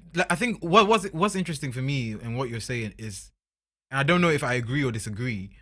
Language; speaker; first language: English; non-native, local second language; Akan